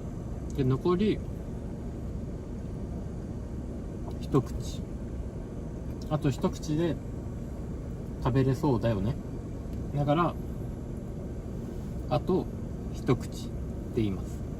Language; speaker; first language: Japanese; native; Japanese